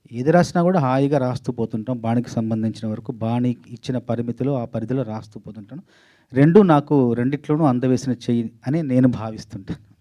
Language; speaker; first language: Telugu; native; Telugu